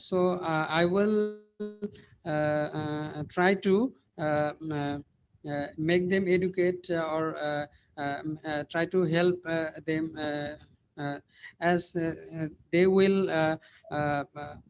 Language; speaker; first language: English; non-native, learner; Bangla